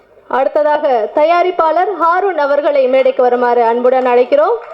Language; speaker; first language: Tamil; native; Tamil